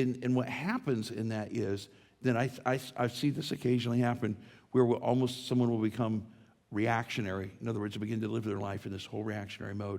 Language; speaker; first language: English; native; English